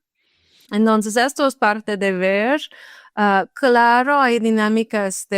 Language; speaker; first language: Spanish; non-native, fluent; English